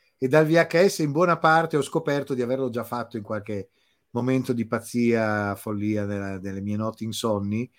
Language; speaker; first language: Italian; native; Italian